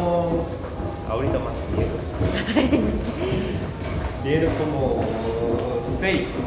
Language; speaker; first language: Spanish; non-native, learner; Korean